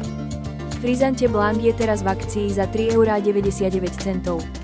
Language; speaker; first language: Slovak; native; Slovak